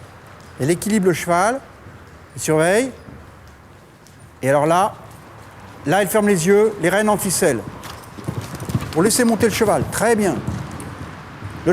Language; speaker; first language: French; native; French